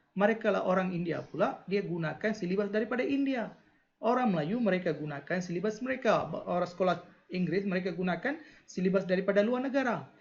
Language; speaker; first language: Malay; non-native, local second language; Tamil